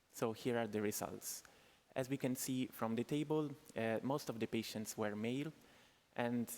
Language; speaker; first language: English; non-native, fluent; Italian